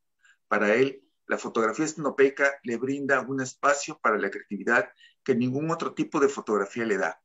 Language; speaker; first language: Spanish; native; Spanish